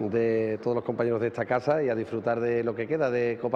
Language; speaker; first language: Spanish; native; Spanish